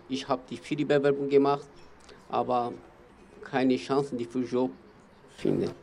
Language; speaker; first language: German; non-native, learner; Kurdish